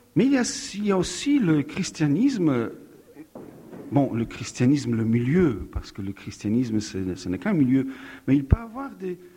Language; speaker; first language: French; non-native, fluent; Polish